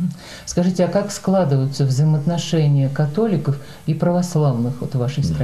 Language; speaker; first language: Russian; native; Russian